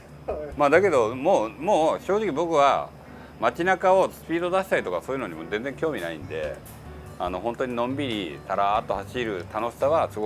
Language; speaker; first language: Japanese; native; Japanese